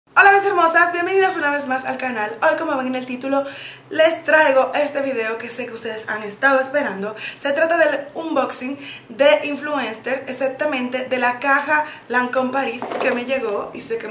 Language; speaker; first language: Spanish; native; Spanish